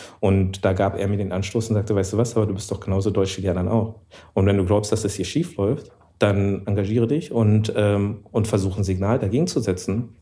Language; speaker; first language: German; early bilingual, other home language; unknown